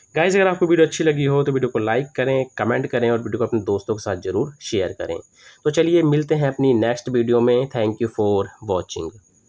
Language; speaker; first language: Hindi; native; Hindi